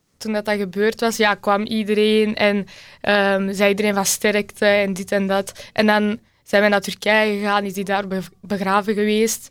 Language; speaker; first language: Dutch; early bilingual, other home language; Turkish